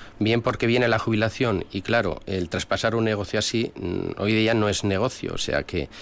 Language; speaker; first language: Spanish; native; Spanish